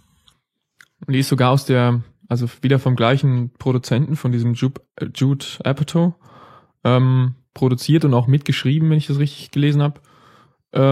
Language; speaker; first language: German; native; German